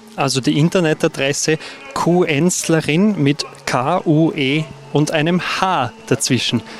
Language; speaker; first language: German; native; German